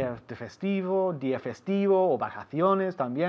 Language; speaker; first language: Spanish; non-native, fluent; English